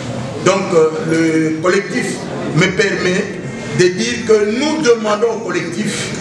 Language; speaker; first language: French; non-native, local second language; Lingala